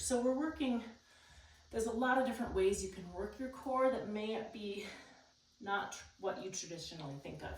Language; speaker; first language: English; native; English